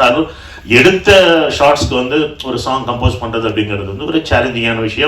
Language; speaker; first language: Tamil; native; Tamil